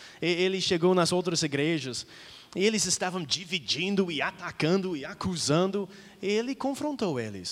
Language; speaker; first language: Portuguese; non-native, fluent; English